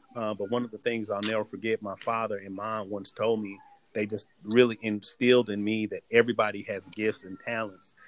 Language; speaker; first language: English; native; English